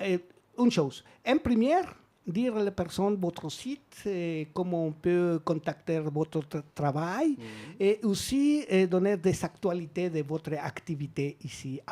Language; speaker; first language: French; non-native, learner; Spanish